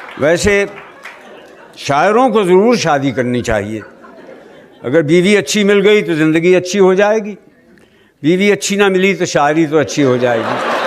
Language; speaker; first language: Urdu; native; Urdu